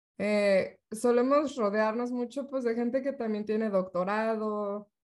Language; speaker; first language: Spanish; native; Spanish